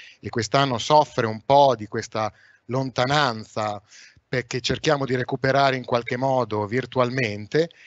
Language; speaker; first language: Italian; native; Italian